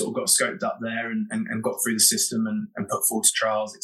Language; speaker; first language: English; native; English